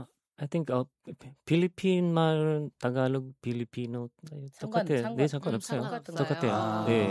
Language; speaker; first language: Korean; non-native, learner; Filipino